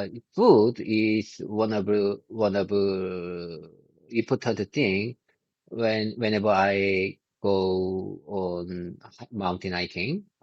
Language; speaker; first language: English; non-native, learner; Korean